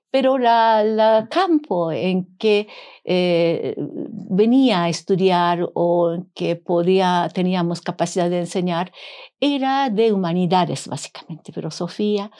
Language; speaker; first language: Spanish; non-native, fluent; Japanese